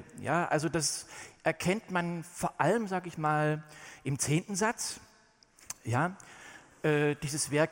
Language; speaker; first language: German; native; German